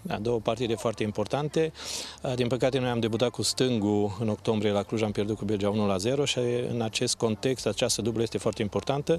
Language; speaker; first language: Romanian; native; Romanian